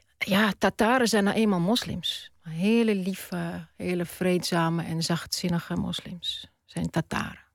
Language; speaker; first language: Dutch; non-native, fluent; Russian